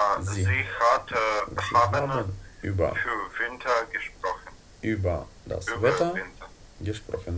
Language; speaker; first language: German; non-native, learner; Ukrainian